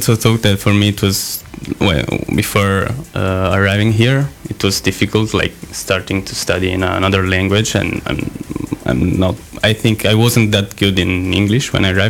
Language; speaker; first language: English; non-native, learner; Italian